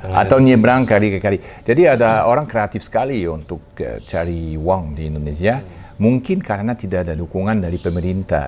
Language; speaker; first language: Indonesian; non-native, fluent; French